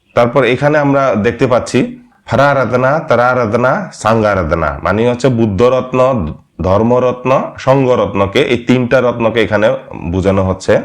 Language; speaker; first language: Bangla; non-native, local second language; Marma